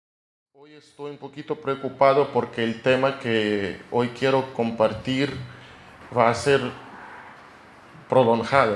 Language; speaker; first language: Spanish; non-native, fluent; Russian